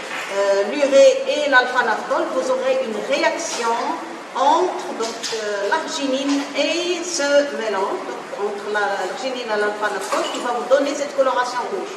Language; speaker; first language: French; non-native, local second language; Arabic